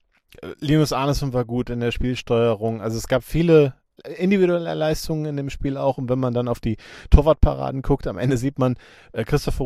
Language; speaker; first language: German; native; German